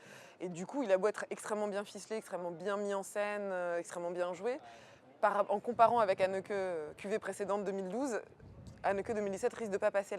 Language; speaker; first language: French; native; French